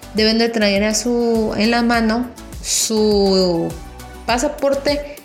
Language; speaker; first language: Spanish; native; Spanish